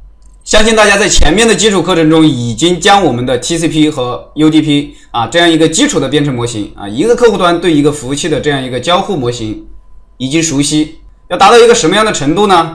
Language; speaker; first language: Chinese; native; Chinese